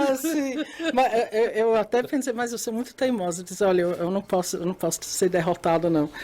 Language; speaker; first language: Portuguese; non-native, fluent; English